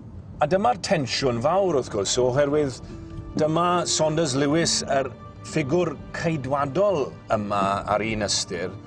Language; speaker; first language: Welsh; native; Welsh